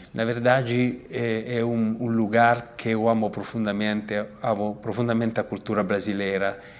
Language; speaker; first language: Portuguese; non-native, fluent; Italian